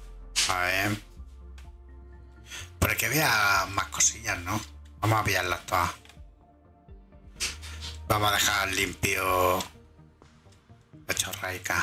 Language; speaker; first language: Spanish; native; Spanish